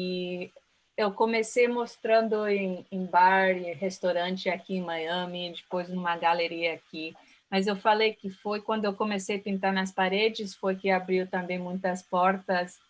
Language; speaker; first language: Portuguese; early bilingual, heritage; Portuguese